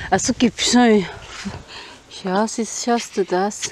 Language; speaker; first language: German; non-native, learner; Filipino